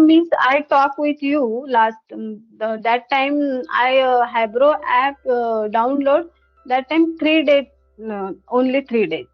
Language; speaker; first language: English; non-native, learner; Hindi